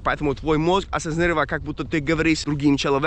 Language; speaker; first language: Russian; non-native, fluent; English